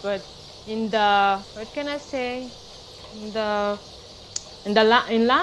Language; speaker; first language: English; non-native, fluent; Malagasy